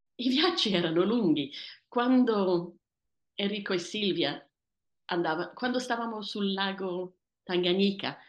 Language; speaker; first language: Italian; early bilingual, heritage; Italian